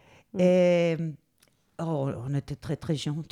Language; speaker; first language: French; non-native, fluent; Spanish